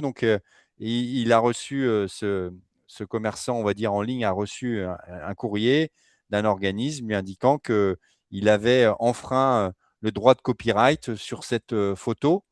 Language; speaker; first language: French; native; French